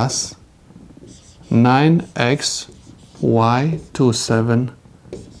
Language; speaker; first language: English; non-native, fluent; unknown